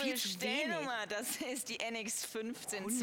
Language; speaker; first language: German; native; German